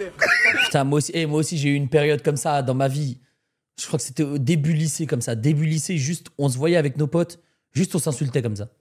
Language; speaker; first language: French; native; French